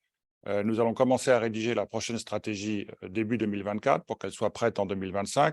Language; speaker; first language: French; native; French